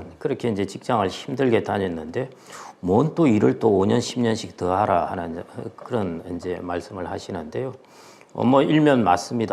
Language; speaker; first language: Korean; native; Korean